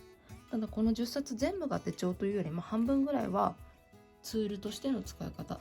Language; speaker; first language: Japanese; native; Japanese